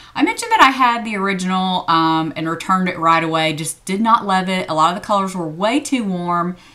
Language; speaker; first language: English; native; English